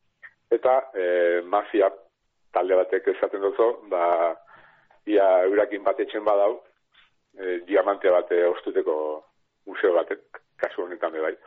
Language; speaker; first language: Basque; native; Basque